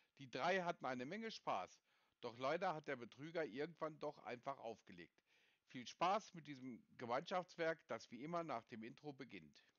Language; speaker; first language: German; native; German